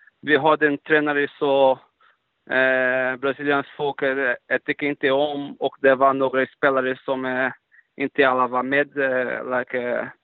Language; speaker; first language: Swedish; non-native, fluent; Portuguese